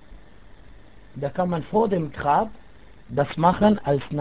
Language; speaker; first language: German; non-native, fluent; Arabic